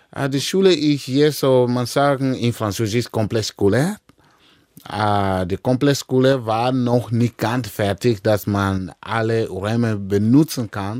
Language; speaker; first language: German; non-native, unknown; Dyula